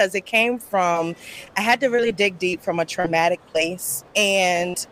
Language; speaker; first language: English; native; English